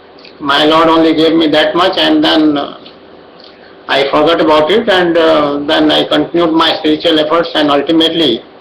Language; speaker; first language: English; non-native, local second language; Odia